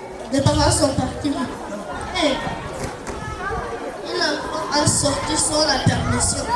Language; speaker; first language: French; non-native, learner; Kinyarwanda